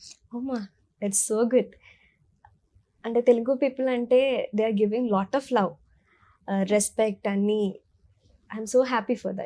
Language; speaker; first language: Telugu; non-native, learner; Malayalam